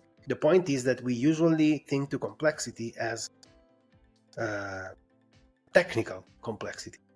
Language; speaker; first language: English; non-native, fluent; Italian